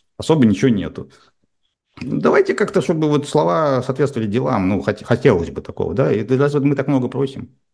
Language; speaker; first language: Russian; native; Russian